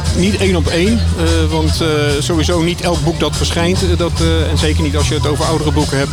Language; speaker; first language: Dutch; native; Dutch